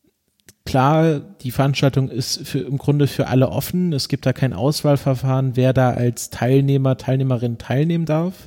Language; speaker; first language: German; native; German